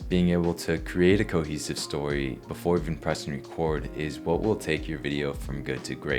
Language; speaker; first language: English; native; English